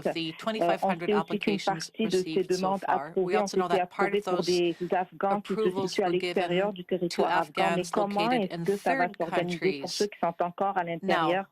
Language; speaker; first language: French; native; French